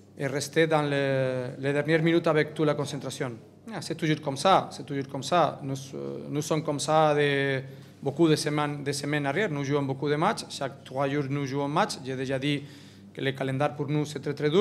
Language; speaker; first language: French; non-native, learner; Catalan